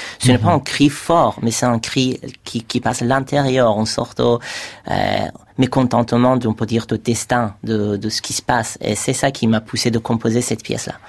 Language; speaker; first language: French; non-native, fluent; Persian